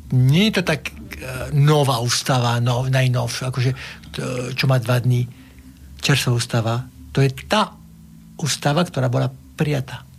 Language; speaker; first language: Slovak; non-native, fluent; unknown